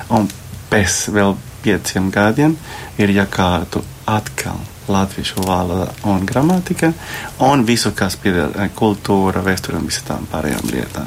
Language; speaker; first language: Latvian; non-native, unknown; Spanish